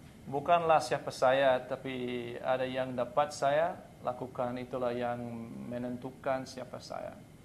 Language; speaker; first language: Indonesian; non-native, learner; English